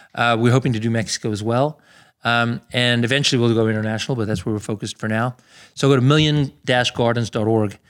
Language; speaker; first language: English; native; English